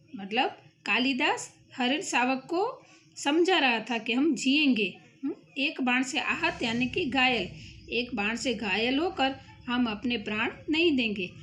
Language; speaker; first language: Hindi; non-native, local second language; Gujarati